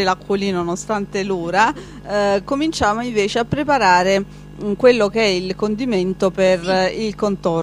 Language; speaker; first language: Italian; native; Italian